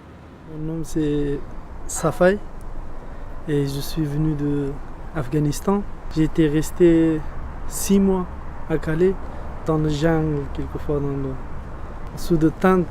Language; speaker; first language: French; non-native, learner; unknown